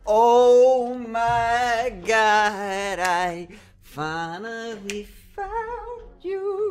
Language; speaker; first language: English; native; English